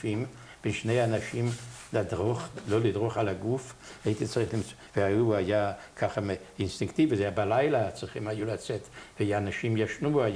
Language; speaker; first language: Hebrew; non-native, fluent; Yiddish